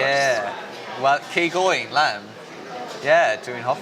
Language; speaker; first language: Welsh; non-native, local second language; English